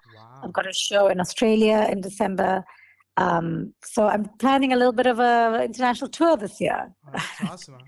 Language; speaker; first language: English; native; English